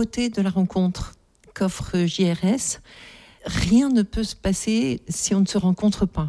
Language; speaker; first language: French; native; French